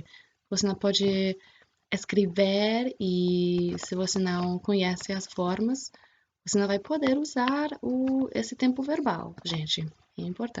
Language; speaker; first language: Portuguese; non-native, fluent; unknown